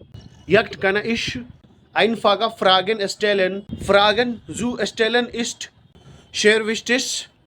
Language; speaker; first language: German; non-native, learner; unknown